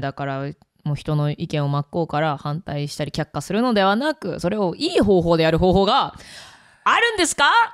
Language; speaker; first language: Japanese; native; Japanese